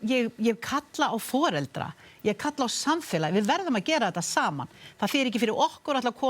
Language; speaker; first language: Icelandic; native; Icelandic